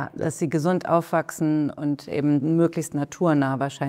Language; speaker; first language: German; native; German